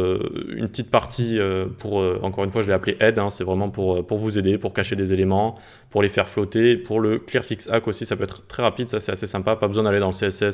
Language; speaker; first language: French; native; French